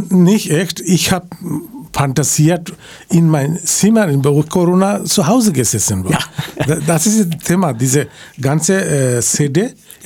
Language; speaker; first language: German; non-native, learner; Bangla